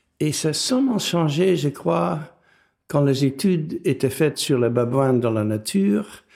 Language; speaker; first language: French; non-native, fluent; Dutch